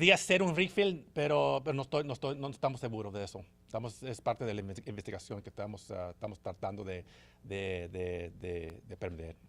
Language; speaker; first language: Spanish; early bilingual, heritage; Spanish